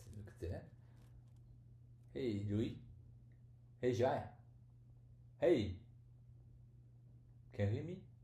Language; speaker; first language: English; non-native, learner; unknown